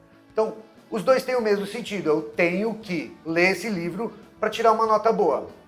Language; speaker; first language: Portuguese; non-native, fluent; English